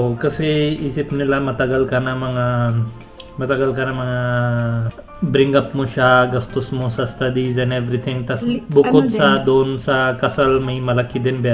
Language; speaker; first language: Filipino; non-native, learner; Punjabi